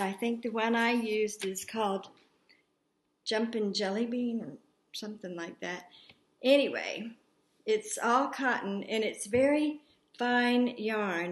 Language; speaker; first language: English; native; English